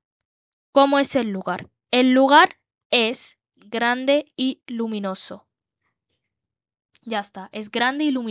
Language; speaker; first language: Spanish; non-native, fluent; Bangla